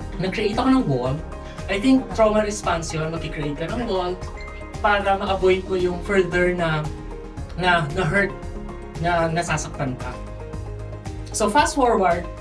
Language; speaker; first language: Filipino; native; Filipino